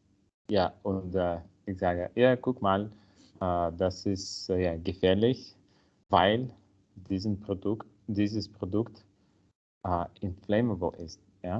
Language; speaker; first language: German; non-native, learner; Italian